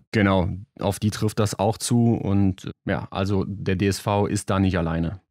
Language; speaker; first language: German; native; German